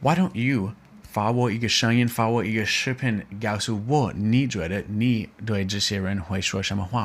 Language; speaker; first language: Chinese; non-native, learner; English